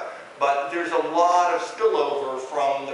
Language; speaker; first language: English; native; English